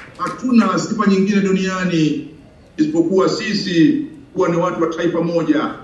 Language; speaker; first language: Swahili; native; Swahili